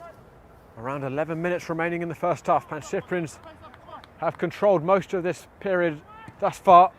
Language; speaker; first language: English; native; English